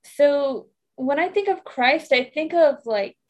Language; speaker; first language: English; non-native, fluent; Persian